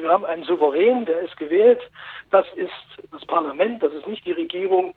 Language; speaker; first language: German; native; German